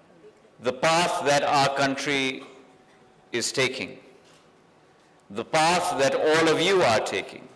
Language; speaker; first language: English; non-native, local second language; Hindi